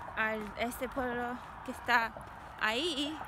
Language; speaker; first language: Spanish; early bilingual, heritage; Spanish